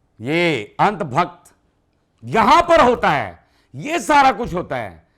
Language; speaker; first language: Urdu; non-native, local second language; Punjabi